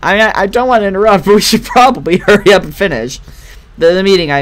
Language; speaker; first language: English; native; English